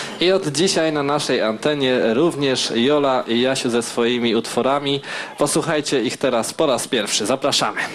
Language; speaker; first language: Polish; native; Polish